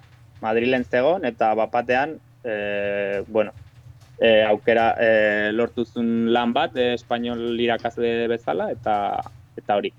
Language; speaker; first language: Basque; non-native, local second language; Spanish